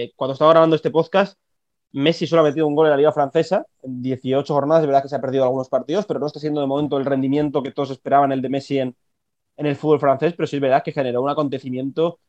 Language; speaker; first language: Spanish; native; Spanish